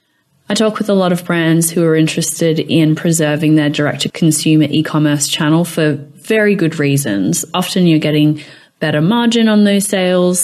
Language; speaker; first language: English; native; English